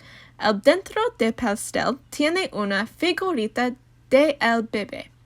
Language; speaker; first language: Spanish; non-native, learner; English